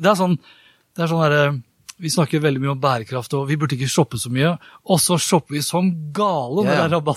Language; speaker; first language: Norwegian; native; Norwegian